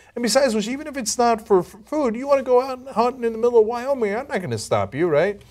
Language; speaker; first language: English; non-native, fluent; Turkish